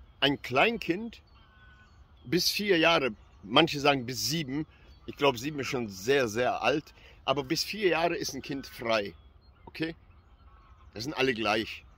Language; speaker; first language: German; early bilingual, other home language; Albanian